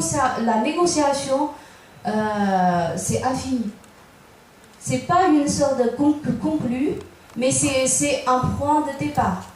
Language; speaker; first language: French; non-native, fluent; Chinese